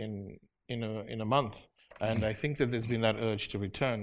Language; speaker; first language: English; native; English